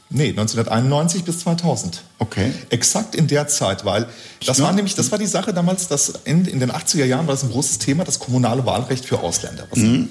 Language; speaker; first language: German; early bilingual, other home language; Turkish